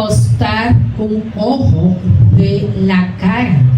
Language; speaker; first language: Spanish; non-native, fluent; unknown